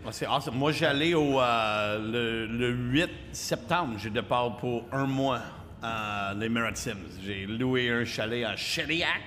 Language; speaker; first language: French; non-native, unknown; English